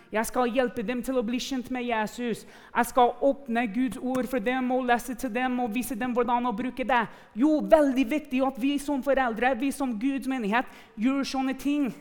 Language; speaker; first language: Norwegian; non-native, fluent; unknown